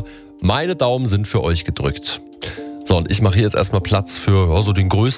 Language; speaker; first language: German; native; German